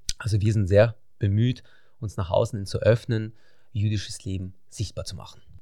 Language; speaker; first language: German; non-native, fluent; Russian